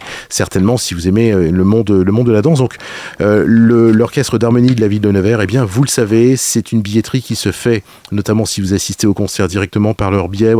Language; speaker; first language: French; native; French